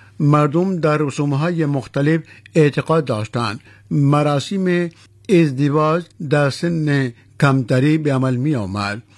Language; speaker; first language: Persian; non-native, fluent; Urdu